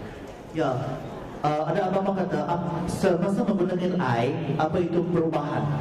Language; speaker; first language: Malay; non-native, local second language; Chinese